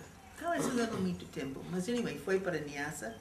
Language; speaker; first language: Portuguese; non-native, fluent; English